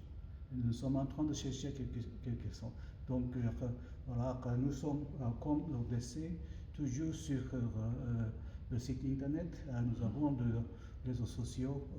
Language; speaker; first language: French; non-native, learner; Japanese